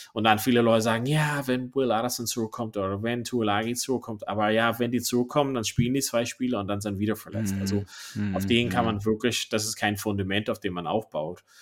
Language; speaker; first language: German; non-native, fluent; English